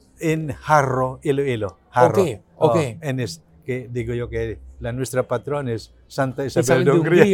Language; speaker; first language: Spanish; non-native, learner; Cebuano